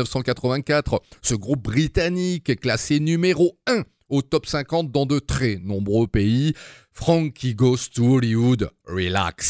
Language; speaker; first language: French; native; French